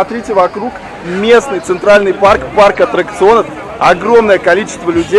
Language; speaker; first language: Russian; native; Russian